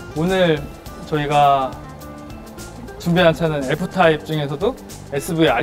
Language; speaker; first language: Korean; native; Korean